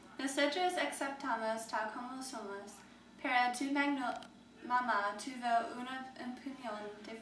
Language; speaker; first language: Spanish; non-native, learner; English